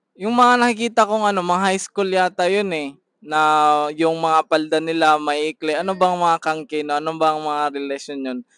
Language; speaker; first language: Filipino; native; Filipino